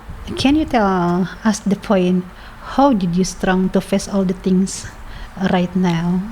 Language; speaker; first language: English; non-native, learner; Indonesian